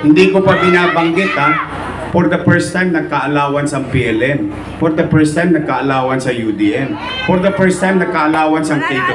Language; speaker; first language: Filipino; native; Filipino